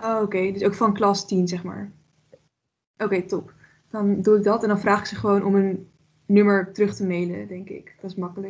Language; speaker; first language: Dutch; native; Dutch